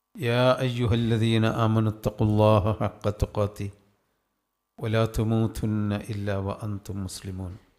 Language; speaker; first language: Arabic; non-native, fluent; Malayalam